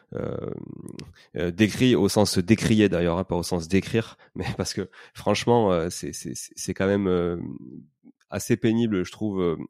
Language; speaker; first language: French; native; French